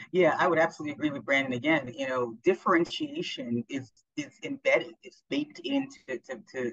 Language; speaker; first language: English; native; English